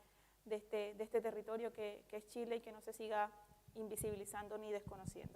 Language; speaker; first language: Spanish; native; Spanish